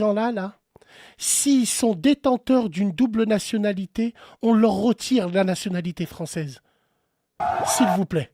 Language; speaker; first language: French; native; French